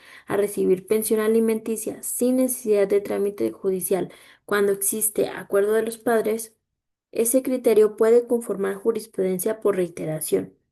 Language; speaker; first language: Spanish; native; Spanish